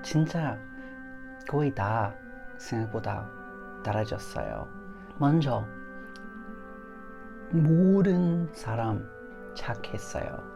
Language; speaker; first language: Korean; non-native, learner; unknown